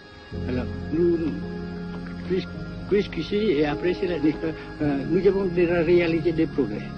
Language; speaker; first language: French; non-native, local second language; Vietnamese